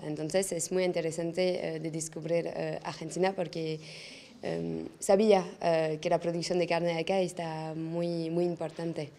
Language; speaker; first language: Spanish; non-native, learner; French